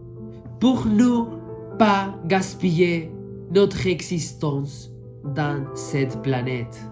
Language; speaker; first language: French; non-native, fluent; Spanish